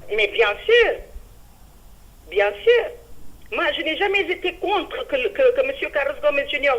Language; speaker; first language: French; non-native, fluent; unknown